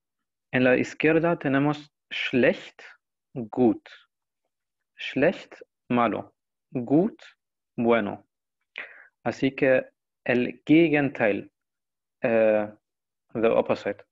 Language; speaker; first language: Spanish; non-native, learner; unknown